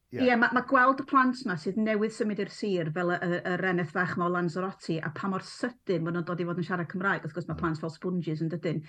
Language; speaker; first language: Welsh; non-native, local second language; English